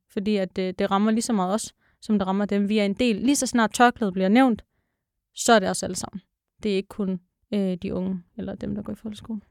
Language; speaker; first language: Danish; early bilingual, other home language; Arabic